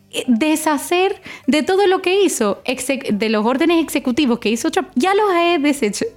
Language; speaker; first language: Spanish; early bilingual, heritage; Spanish